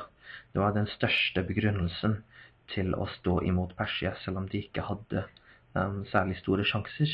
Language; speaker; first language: Norwegian; non-native, fluent; English